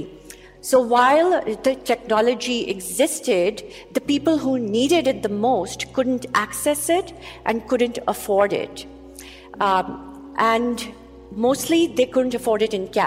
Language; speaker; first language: English; non-native, local second language; Urdu